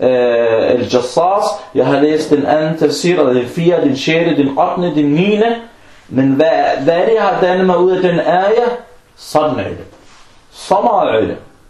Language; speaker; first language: Danish; non-native, fluent; Arabic